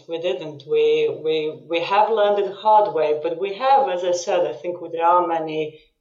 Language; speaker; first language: English; non-native, fluent; Serbian